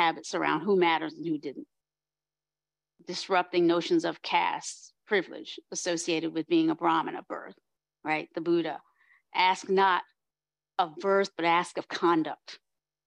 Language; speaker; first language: English; native; English